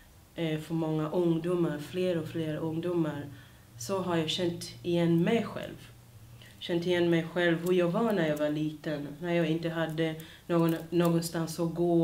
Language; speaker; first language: Swedish; early bilingual, other home language; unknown